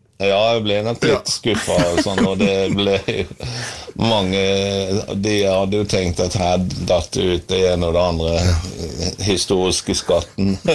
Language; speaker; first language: Norwegian; native; Norwegian